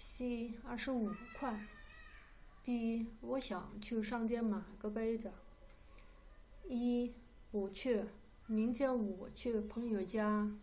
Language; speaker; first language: Chinese; non-native, fluent; Kyrgyz